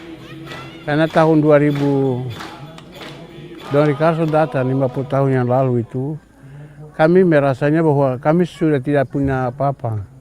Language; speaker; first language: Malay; non-native, local second language; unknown